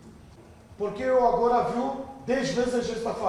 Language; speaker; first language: Portuguese; non-native, learner; Spanish